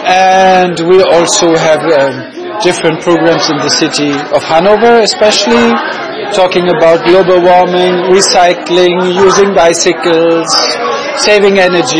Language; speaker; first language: English; non-native, fluent; German